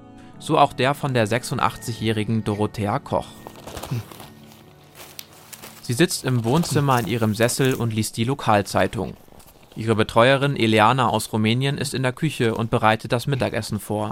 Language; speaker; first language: German; native; German